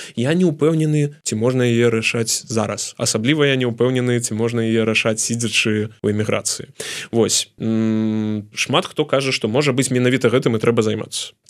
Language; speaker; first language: Belarusian; non-native, local second language; Russian